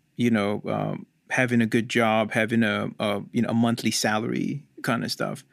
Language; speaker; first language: English; non-native, local second language; Hindi